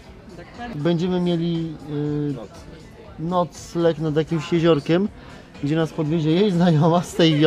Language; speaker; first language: Polish; native; Polish